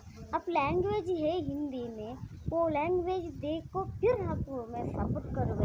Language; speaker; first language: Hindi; non-native, learner; Kannada